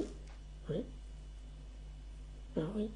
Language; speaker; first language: French; non-native, local second language; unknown